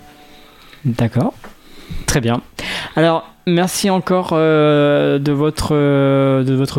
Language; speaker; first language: French; native; French